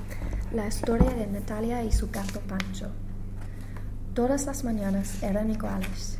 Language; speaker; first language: Spanish; non-native, learner; English